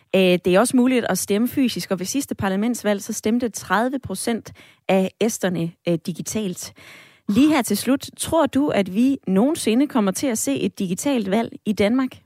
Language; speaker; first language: Danish; native; Danish